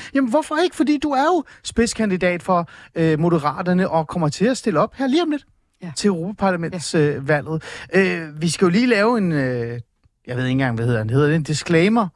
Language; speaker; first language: Danish; early bilingual, other home language; Persian